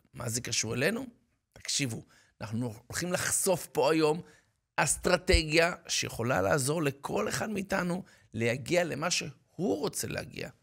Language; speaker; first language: Hebrew; native; Hebrew